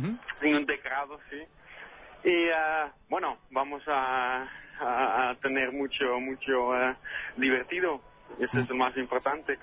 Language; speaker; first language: Spanish; non-native, learner; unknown